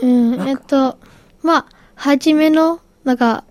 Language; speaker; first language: Japanese; early bilingual, heritage; Japanese